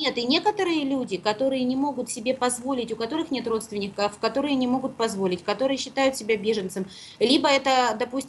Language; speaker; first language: Russian; native; Russian